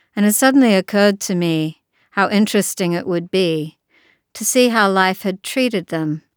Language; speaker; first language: English; native; English